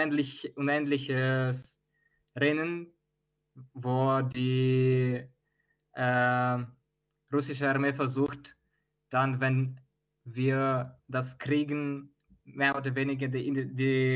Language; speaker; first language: German; non-native, fluent; Ukrainian